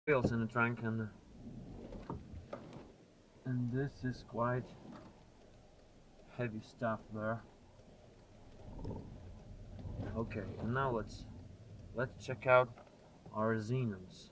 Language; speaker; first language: English; non-native, fluent; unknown